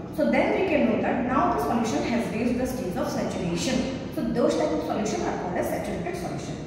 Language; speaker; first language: English; non-native, local second language; Odia